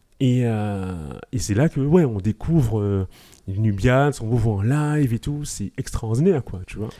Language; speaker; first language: French; native; French